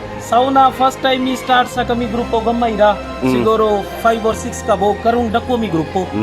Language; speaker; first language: Cebuano; non-native, learner; Punjabi